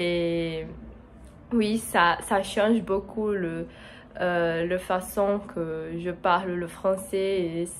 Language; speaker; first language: French; non-native, learner; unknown